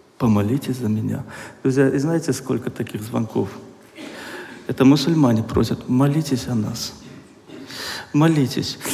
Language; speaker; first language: Russian; non-native, local second language; Azerbaijani